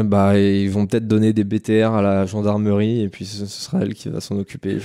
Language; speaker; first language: French; native; French